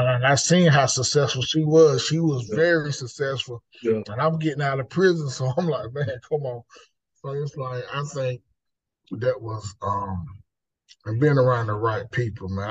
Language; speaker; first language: English; native; English